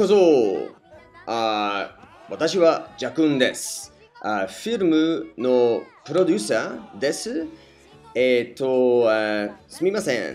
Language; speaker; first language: Japanese; non-native, learner; English